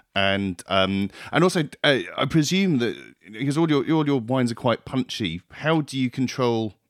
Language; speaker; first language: English; native; English